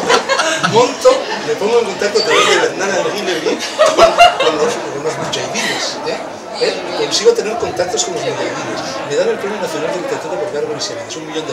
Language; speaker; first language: Spanish; native; Spanish